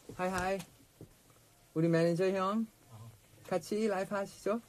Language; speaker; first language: Korean; non-native, fluent; Thai